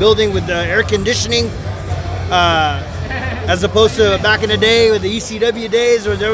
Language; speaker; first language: English; native; English